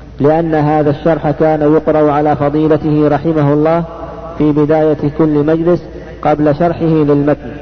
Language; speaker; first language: Arabic; native; Arabic